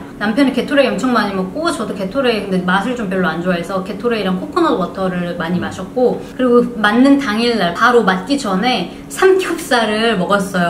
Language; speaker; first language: Korean; early bilingual, heritage; Korean